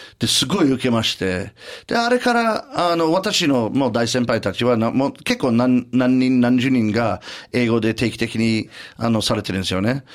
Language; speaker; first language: Japanese; non-native, fluent; English